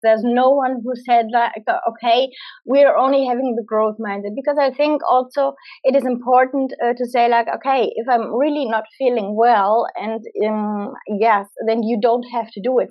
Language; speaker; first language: English; non-native, fluent; German